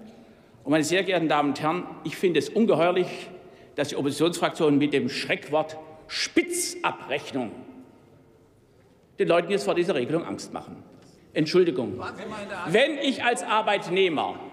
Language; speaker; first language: German; native; German